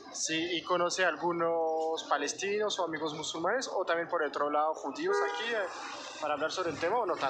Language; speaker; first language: Spanish; non-native, fluent; French